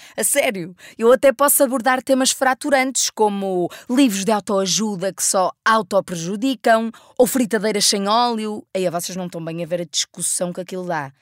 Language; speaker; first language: Portuguese; native; Portuguese